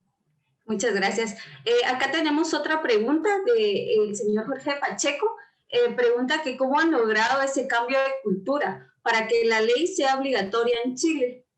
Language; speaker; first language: Spanish; native; Spanish